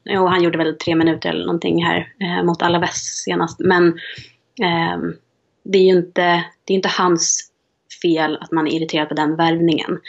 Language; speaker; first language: Swedish; native; Swedish